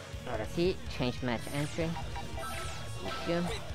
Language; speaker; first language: Spanish; early bilingual, heritage; Spanish